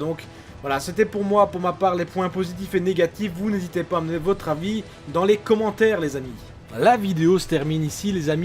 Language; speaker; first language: French; native; French